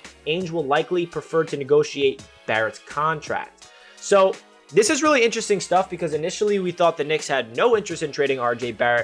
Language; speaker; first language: English; native; English